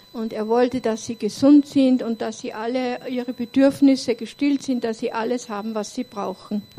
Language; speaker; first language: German; native; German